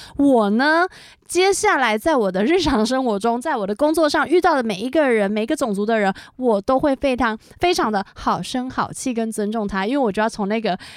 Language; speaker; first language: Chinese; native; Chinese